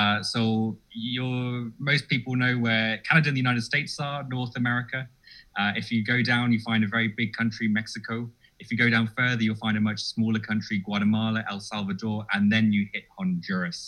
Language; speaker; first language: English; native; English